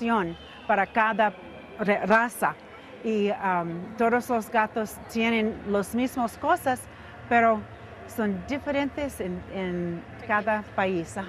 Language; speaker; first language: Spanish; non-native, learner; English